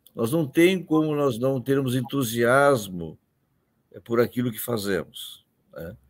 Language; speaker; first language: Portuguese; native; Portuguese